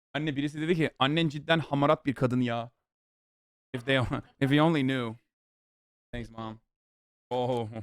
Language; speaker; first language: Turkish; early bilingual, other home language; English